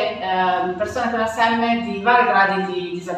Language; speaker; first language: Italian; native; Italian